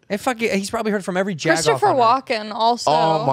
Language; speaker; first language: English; native; English